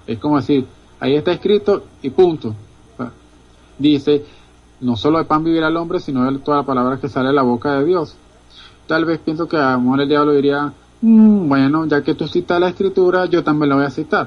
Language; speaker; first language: Spanish; native; Spanish